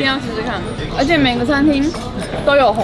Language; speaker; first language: Chinese; native; Chinese